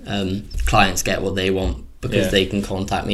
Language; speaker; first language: English; native; English